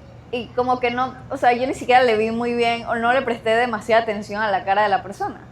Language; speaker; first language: Spanish; native; Spanish